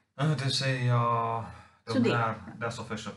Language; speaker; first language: Swedish; non-native, fluent; Finnish